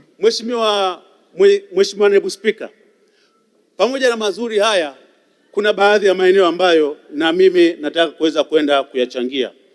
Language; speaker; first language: Swahili; native; Swahili